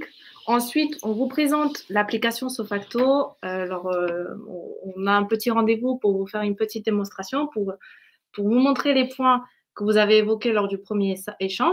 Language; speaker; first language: French; native; French